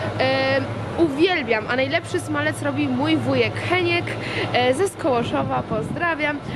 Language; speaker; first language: Polish; native; Polish